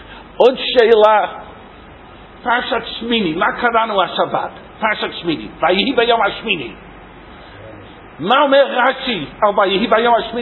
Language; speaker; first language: Hebrew; non-native, fluent; English